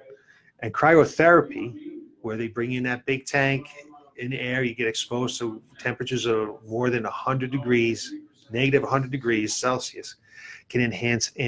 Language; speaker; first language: English; native; English